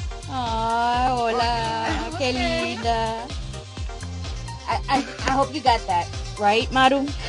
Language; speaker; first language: English; non-native, local second language; Spanish